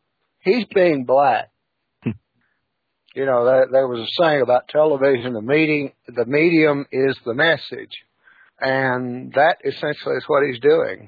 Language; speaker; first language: English; native; English